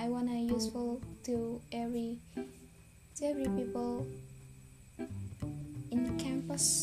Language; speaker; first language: English; non-native, learner; Indonesian